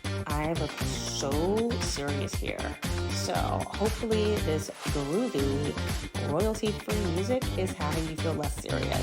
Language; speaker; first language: English; native; English